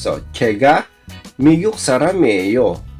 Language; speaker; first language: Korean; non-native, learner; Filipino